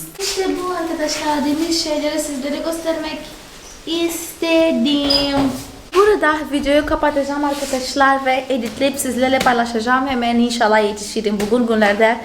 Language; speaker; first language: Turkish; non-native, fluent; Portuguese